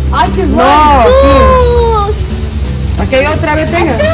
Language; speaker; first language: Spanish; native; Spanish